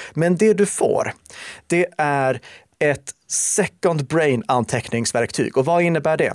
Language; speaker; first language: Swedish; native; Swedish